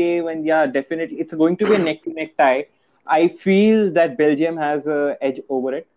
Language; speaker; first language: English; non-native, local second language; Hindi